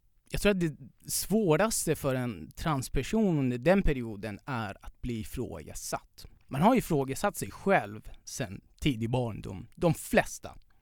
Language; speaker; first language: Swedish; non-native, fluent; Persian